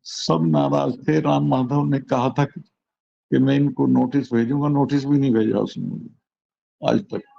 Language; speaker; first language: Hindi; native; Hindi